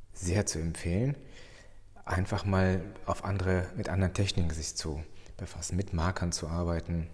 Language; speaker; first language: German; native; German